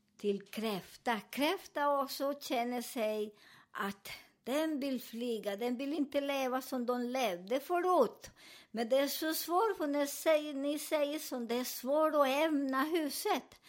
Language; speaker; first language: Swedish; non-native, learner; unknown